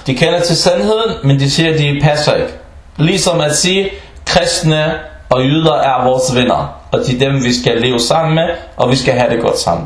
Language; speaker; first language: Danish; early bilingual, other home language; Arabic